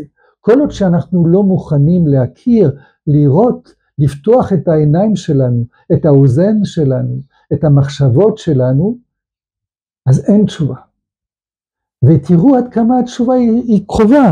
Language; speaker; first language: Hebrew; non-native, fluent; French